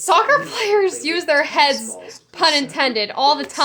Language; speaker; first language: English; native; English